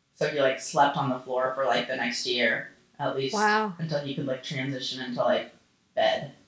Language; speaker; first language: English; early bilingual, other home language; Russian